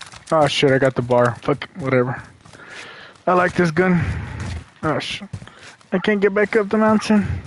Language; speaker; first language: English; early bilingual, other home language; Spanish